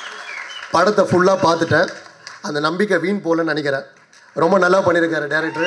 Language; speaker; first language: Tamil; native; Tamil